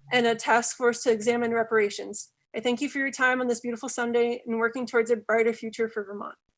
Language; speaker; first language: English; native; English